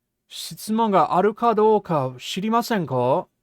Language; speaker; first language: Japanese; non-native, fluent; English